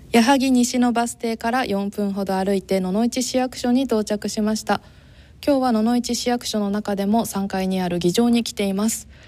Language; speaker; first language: Japanese; native; Japanese